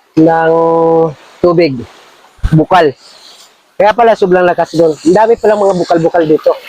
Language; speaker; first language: Filipino; non-native, local second language; Cebuano